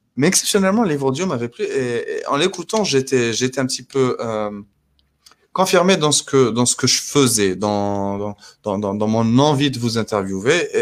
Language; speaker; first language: French; non-native, local second language; Arabic